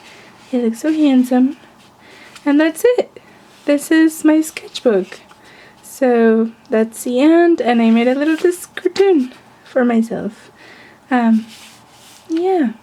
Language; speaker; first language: English; non-native, fluent; Spanish